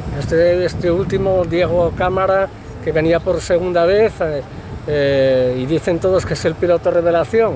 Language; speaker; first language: Spanish; native; Spanish